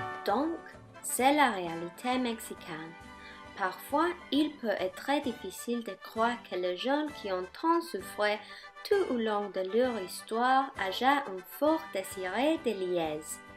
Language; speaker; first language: French; non-native, learner; Spanish